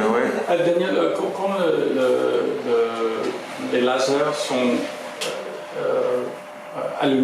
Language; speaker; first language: French; non-native, fluent; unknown